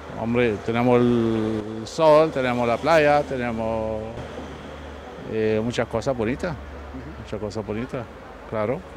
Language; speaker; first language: Spanish; non-native, learner; Arabic